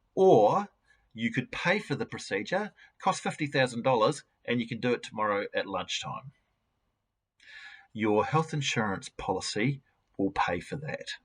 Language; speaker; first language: English; native; English